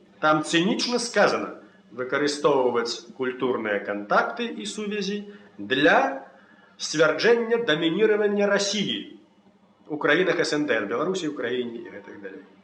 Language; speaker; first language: Belarusian; native; Belarusian